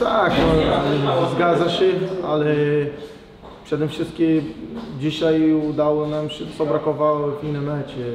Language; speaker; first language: Polish; non-native, fluent; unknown